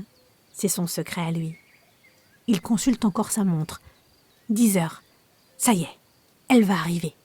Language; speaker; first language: French; native; French